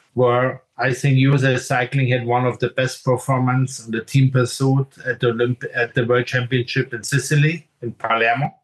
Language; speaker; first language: English; non-native, fluent; German